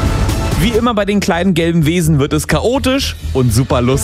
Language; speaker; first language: German; native; German